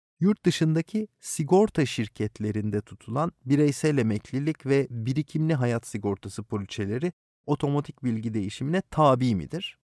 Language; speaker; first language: Turkish; native; Turkish